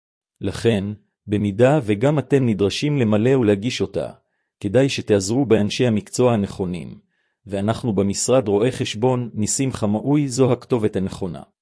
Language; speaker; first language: Hebrew; native; Hebrew